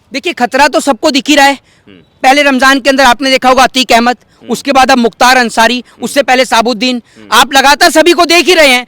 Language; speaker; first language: Hindi; native; Hindi